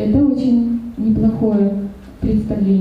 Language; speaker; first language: Russian; native; Russian